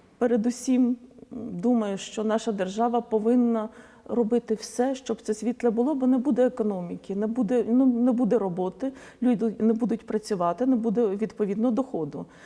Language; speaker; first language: Ukrainian; non-native, local second language; Polish